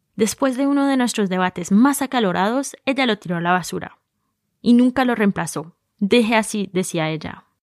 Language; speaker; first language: Spanish; early bilingual, heritage; Spanish